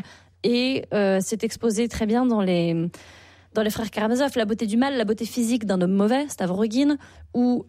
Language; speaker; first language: French; native; French